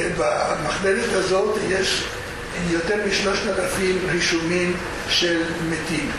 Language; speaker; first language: Hebrew; non-native, fluent; Spanish